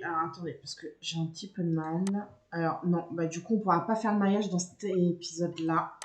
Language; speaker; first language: French; native; French